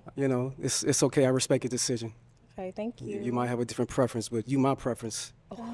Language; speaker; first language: English; native; English